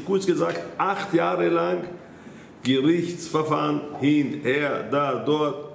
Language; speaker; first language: German; non-native, fluent; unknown